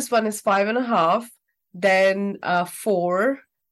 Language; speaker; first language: English; non-native, local second language; Urdu